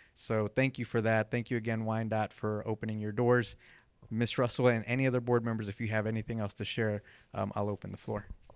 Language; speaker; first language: English; early bilingual, other home language; Spanish